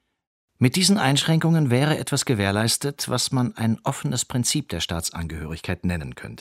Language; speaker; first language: German; native; German